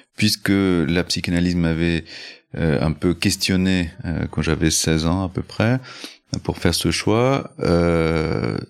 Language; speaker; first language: French; early bilingual, other home language; Spanish